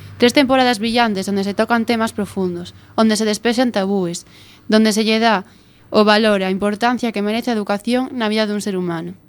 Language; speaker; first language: Galician; non-native, local second language; Spanish